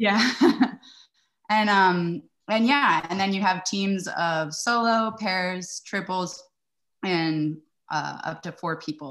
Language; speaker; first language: English; native; English